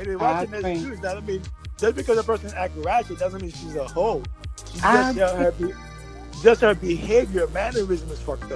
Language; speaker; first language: English; early bilingual, other home language; Haitian Creole